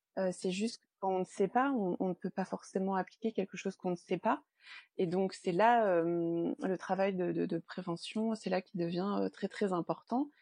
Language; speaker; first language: French; native; French